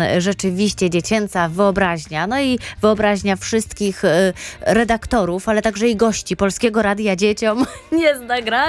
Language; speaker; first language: Polish; native; Polish